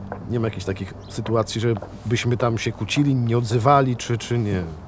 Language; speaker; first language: Polish; native; Polish